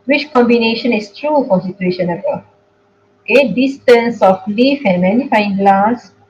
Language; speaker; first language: English; non-native, local second language; Malay